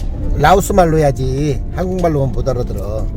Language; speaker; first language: Korean; native; Korean